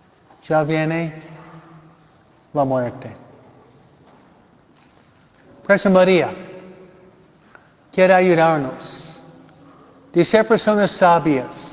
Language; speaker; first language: Spanish; non-native, fluent; English